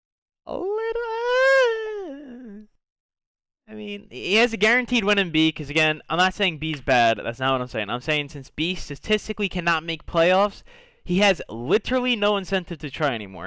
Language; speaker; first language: English; native; English